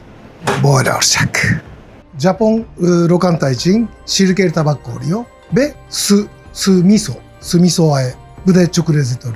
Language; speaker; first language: Turkish; non-native, learner; Japanese